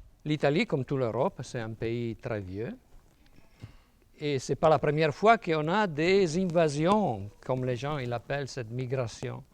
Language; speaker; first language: French; non-native, fluent; Italian